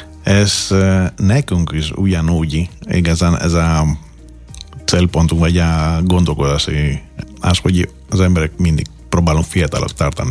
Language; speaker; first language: Hungarian; non-native, fluent; Greek